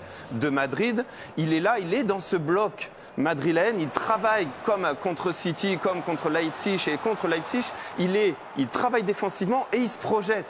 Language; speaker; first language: French; native; French